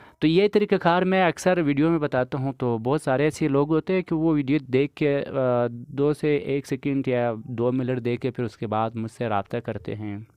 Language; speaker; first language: Urdu; non-native, local second language; Pashto